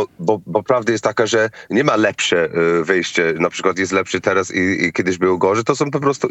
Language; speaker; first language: Polish; non-native, fluent; English